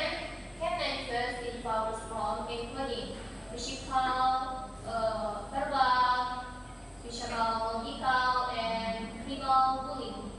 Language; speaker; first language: English; non-native, learner; Indonesian